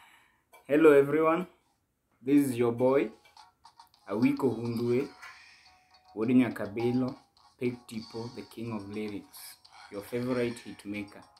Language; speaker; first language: English; non-native, local second language; Luo (Kenya and Tanzania)